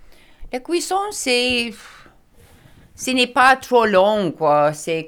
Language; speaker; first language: French; non-native, learner; Lithuanian